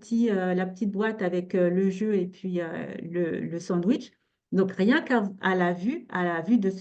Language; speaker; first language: French; native; French